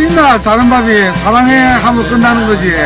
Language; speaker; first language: Korean; native; Korean